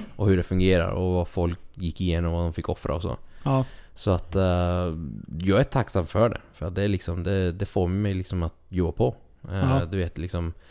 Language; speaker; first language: Swedish; early bilingual, other home language; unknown